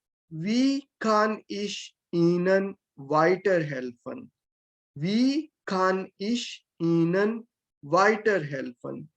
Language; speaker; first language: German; non-native, fluent; Hindi